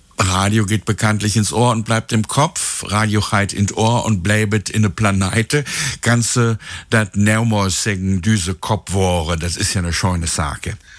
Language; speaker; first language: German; native; German